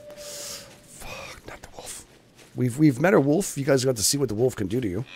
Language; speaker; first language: English; native; English